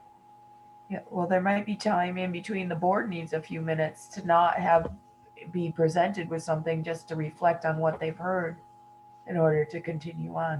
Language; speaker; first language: English; native; English